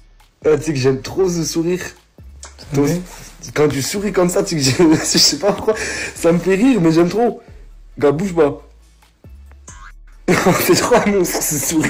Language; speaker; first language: French; native; French